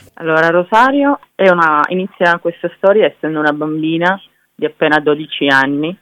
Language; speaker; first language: Italian; early bilingual, heritage; Spanish